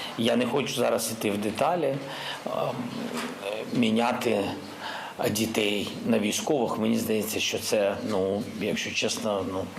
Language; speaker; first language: Ukrainian; non-native, local second language; Russian